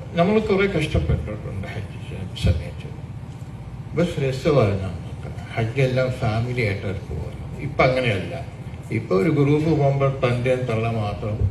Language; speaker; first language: Malayalam; early bilingual, heritage; Malayalam